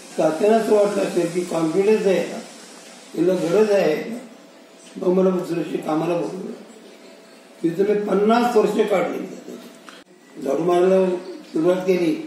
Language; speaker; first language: Marathi; non-native, local second language; Urdu